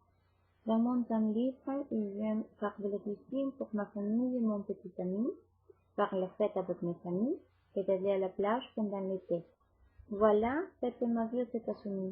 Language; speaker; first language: French; non-native, fluent; Spanish